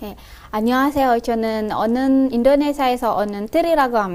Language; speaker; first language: Korean; non-native, learner; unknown